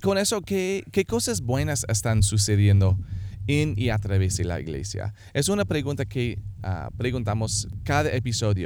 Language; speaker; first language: Spanish; non-native, fluent; English